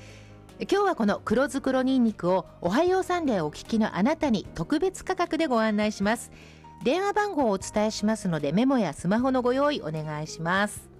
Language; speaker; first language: Japanese; native; Japanese